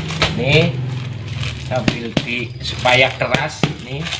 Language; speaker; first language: Indonesian; non-native, local second language; Javanese